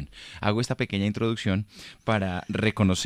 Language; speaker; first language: Spanish; native; Spanish